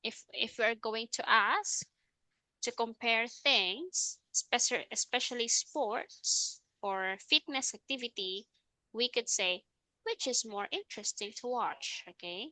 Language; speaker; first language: English; non-native, fluent; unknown